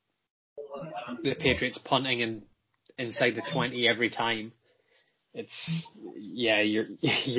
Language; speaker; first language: English; native; English